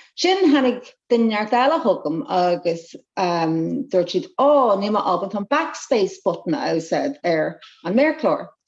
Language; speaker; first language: Irish; non-native, local second language; English